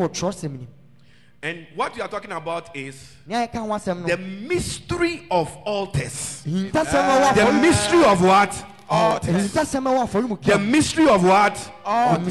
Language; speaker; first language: English; non-native, local second language; Akan